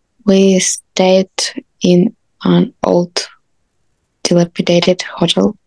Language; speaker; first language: English; non-native, learner; Russian